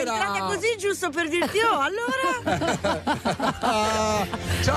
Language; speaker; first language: Italian; native; Italian